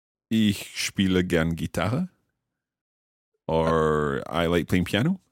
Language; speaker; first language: German; non-native, learner; English